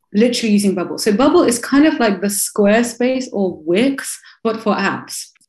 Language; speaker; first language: English; non-native, fluent; Russian